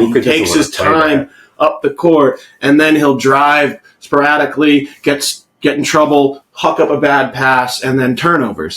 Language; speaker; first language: English; native; English